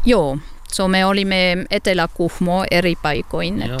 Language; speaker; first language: Finnish; non-native, learner; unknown